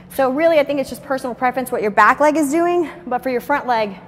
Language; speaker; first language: English; native; English